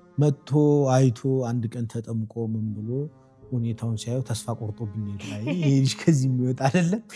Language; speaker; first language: Amharic; native; Amharic